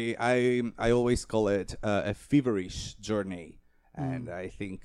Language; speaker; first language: English; non-native, fluent; Italian